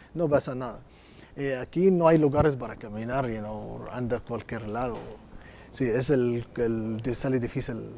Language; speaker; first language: Spanish; non-native, learner; Arabic